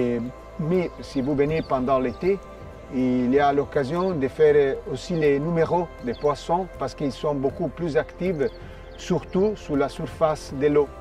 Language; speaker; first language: French; non-native, fluent; Italian